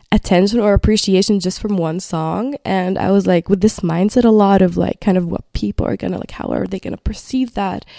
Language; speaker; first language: English; non-native, fluent; Arabic